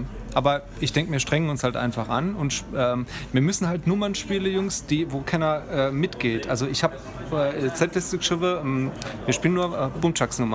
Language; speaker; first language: German; native; German